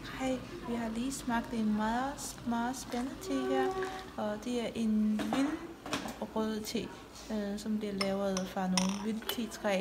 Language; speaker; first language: Danish; non-native, fluent; Chinese